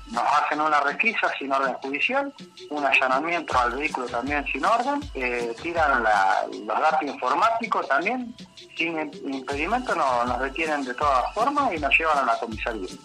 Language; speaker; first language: Spanish; native; Spanish